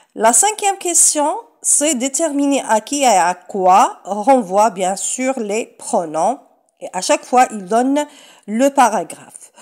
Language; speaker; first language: French; non-native, local second language; Arabic